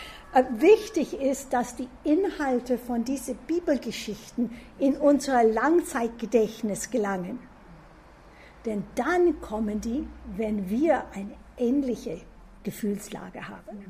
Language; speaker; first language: German; non-native, fluent; English